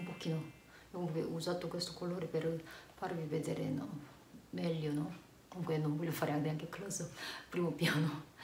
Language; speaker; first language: Italian; non-native, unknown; Korean